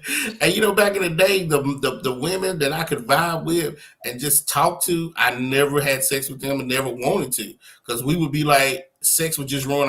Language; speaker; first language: English; native; English